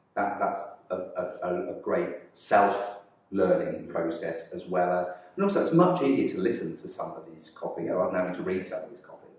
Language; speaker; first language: English; native; English